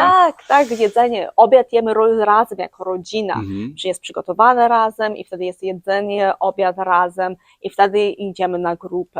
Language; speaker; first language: Polish; early bilingual, heritage; English